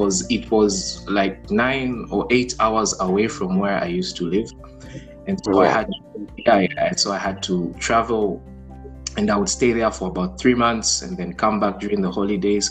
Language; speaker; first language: English; non-native, local second language; Bemba